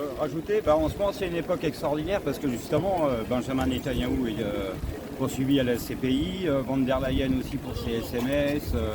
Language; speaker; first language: French; native; French